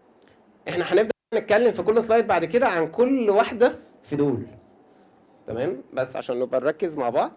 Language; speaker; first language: Arabic; native; Arabic